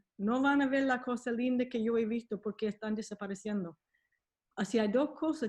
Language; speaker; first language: Spanish; non-native, fluent; English